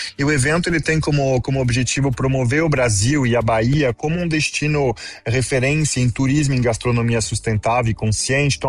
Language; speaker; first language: Portuguese; non-native, fluent; French